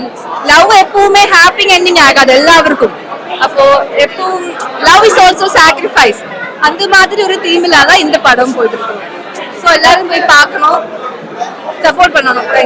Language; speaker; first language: Tamil; non-native, learner; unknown